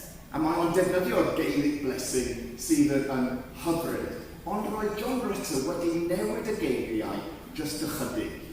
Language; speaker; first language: Welsh; native; Welsh